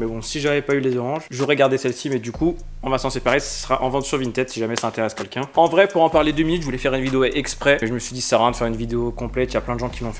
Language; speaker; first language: French; native; French